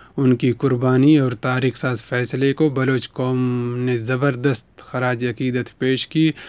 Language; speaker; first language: Urdu; non-native, local second language; Baluchi